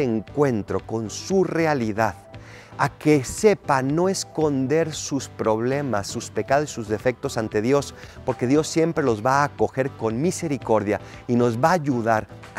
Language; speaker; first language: Spanish; native; Spanish